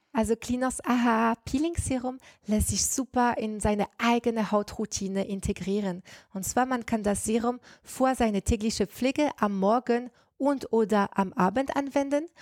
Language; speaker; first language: German; non-native, fluent; French